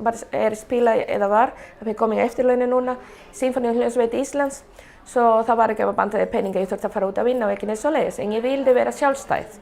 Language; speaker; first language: Icelandic; non-native, fluent; Spanish